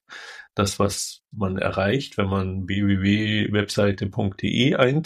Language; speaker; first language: German; native; German